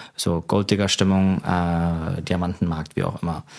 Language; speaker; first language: German; native; German